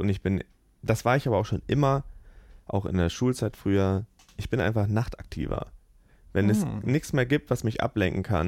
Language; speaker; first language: German; native; German